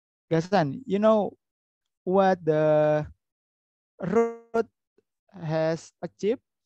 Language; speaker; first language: English; non-native, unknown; Indonesian